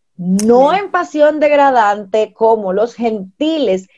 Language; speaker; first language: Spanish; native; Spanish